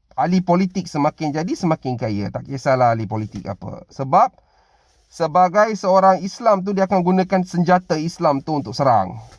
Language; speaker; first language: Malay; native; Malay